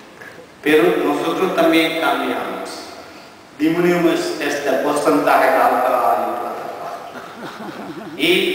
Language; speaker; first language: Spanish; non-native, fluent; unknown